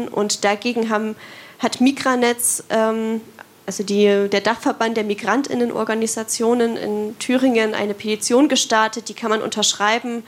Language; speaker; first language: German; native; German